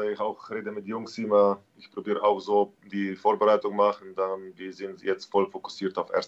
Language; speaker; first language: German; non-native, learner; Slovenian